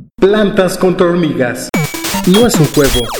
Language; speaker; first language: Spanish; native; Spanish